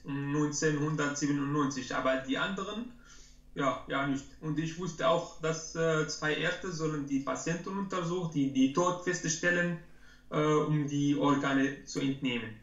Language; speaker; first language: German; non-native, learner; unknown